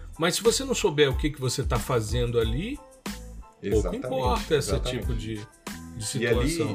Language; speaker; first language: Portuguese; native; Portuguese